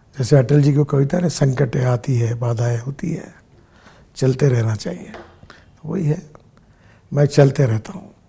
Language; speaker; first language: Hindi; non-native, local second language; Marathi